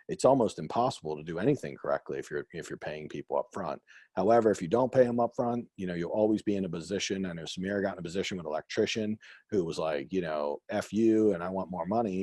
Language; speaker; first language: English; native; English